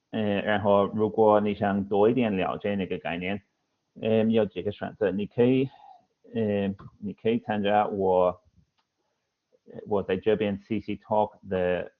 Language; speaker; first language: Chinese; non-native, fluent; English